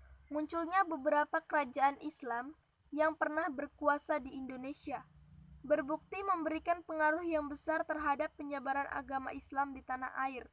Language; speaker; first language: Indonesian; native; Indonesian